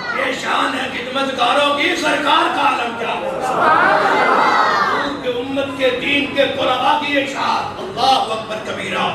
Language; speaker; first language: Urdu; non-native, local second language; Punjabi